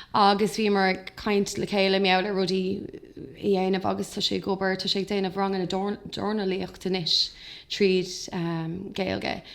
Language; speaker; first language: Irish; non-native, local second language; English